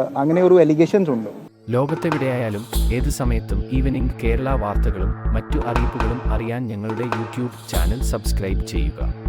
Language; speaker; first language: Malayalam; non-native, learner; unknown